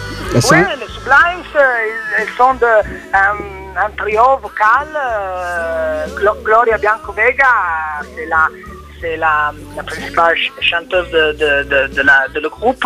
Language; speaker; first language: French; non-native, learner; Italian